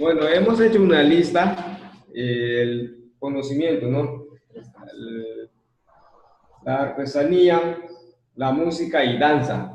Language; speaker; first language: Spanish; non-native, local second language; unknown